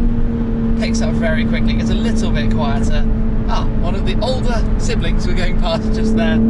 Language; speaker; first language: English; native; English